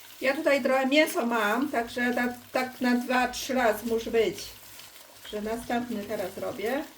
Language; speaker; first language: Polish; non-native, learner; Chinese